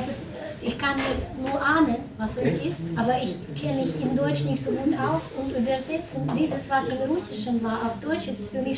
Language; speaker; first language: German; non-native, learner; Russian